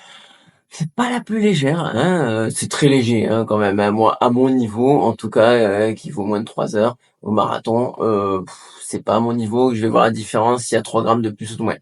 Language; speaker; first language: French; native; French